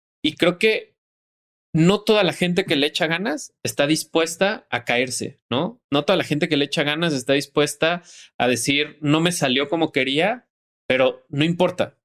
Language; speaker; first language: Spanish; native; Spanish